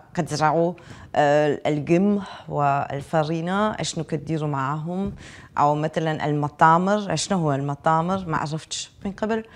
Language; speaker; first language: Arabic; non-native, fluent; Azerbaijani